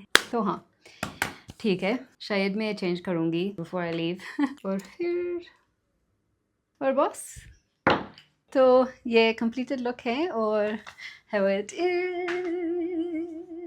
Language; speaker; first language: Hindi; non-native, learner; English